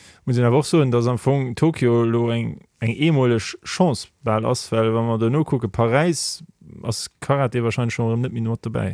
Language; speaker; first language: Luxembourgish; native; Luxembourgish